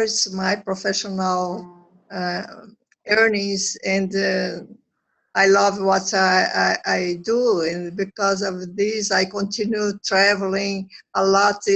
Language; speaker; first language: English; non-native, learner; Portuguese